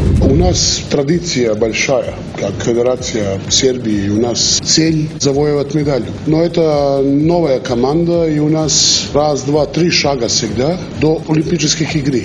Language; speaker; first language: Russian; non-native, learner; Serbian